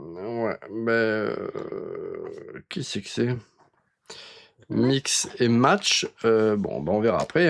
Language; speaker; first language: French; native; French